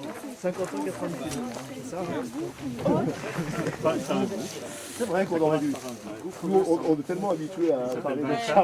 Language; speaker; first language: French; native; French